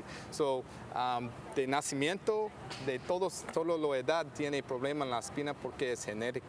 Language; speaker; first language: Spanish; non-native, fluent; English